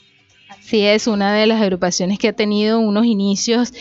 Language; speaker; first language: Spanish; native; Spanish